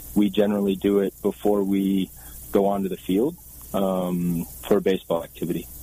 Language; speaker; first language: English; native; English